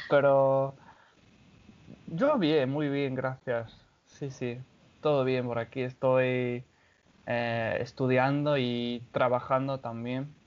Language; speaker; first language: Spanish; non-native, fluent; English